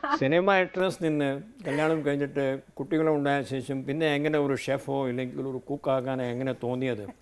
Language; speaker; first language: Malayalam; non-native, fluent; Hindi